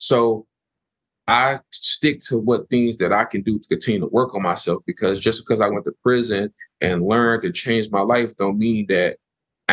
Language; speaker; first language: English; native; English